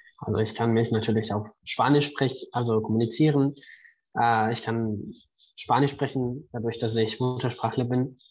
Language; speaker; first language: German; non-native, fluent; Spanish